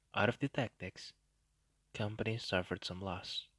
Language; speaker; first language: English; non-native, fluent; Indonesian